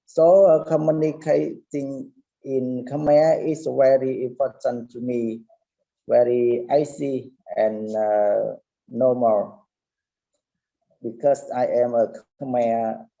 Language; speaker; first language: English; non-native, learner; Khmer